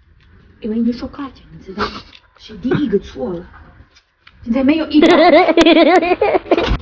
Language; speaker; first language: Chinese; non-native, learner; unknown